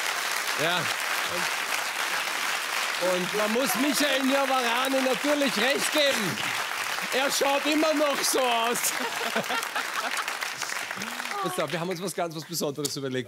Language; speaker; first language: German; native; German